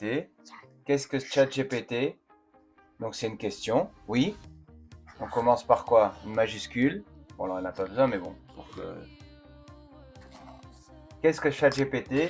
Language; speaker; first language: French; native; French